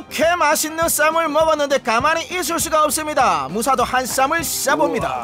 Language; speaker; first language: Korean; native; Korean